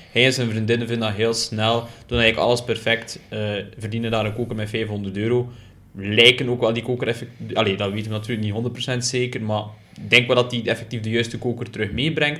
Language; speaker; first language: Dutch; native; Dutch